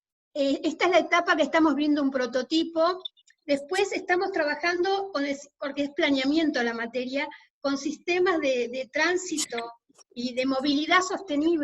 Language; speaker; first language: Spanish; native; Spanish